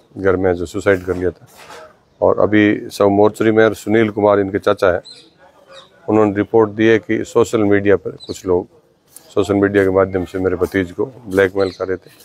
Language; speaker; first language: Hindi; native; Hindi